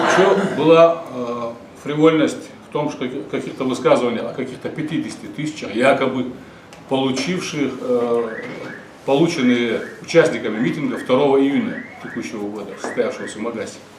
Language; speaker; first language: Russian; non-native, local second language; Ingush